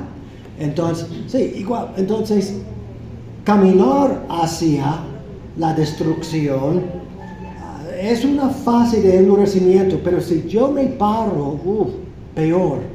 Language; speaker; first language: Spanish; non-native, fluent; English